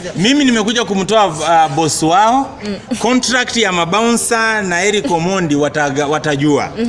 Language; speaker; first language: Swahili; native; Swahili